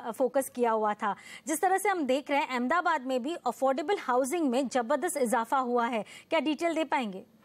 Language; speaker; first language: Hindi; non-native, local second language; Gujarati